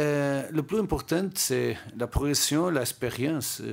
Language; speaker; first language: French; non-native, learner; Portuguese